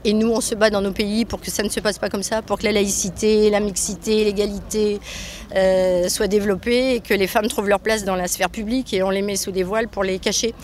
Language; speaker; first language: French; native; French